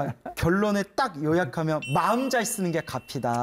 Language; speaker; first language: Korean; native; Korean